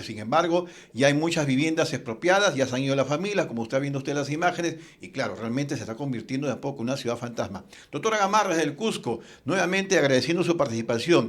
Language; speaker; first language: Spanish; native; Spanish